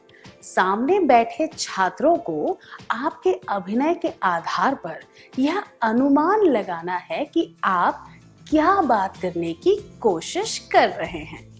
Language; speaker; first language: Hindi; native; Hindi